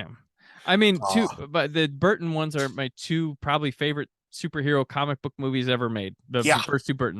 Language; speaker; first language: English; native; English